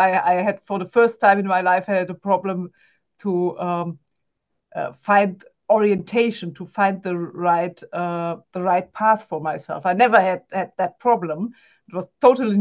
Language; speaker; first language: English; non-native, fluent; German